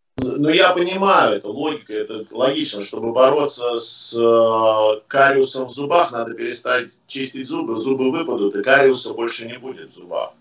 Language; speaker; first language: Russian; native; Russian